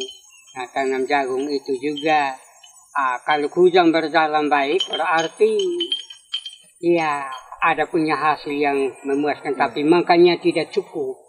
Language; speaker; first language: Indonesian; non-native, local second language; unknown